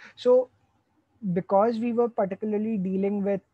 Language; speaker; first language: English; non-native, local second language; Hindi